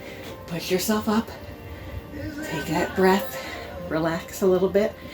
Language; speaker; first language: English; native; English